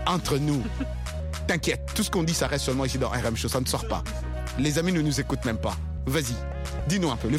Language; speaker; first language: French; non-native, local second language; Lingala